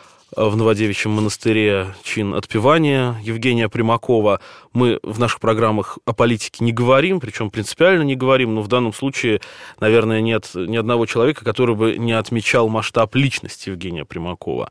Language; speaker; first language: Russian; native; Russian